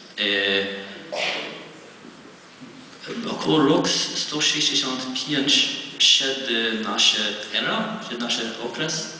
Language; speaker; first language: Polish; non-native, learner; Hebrew